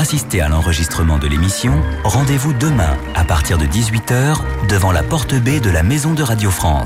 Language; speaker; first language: French; native; French